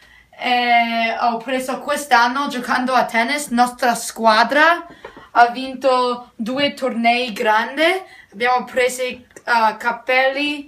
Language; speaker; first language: Italian; early bilingual, heritage; Italian